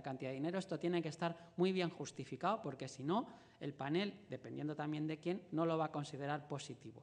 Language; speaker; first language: Spanish; native; Spanish